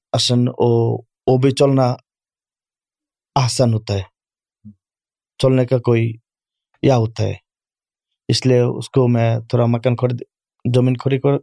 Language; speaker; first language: Urdu; non-native, learner; Bangla